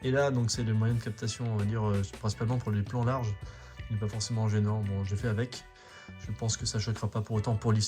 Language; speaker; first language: French; native; French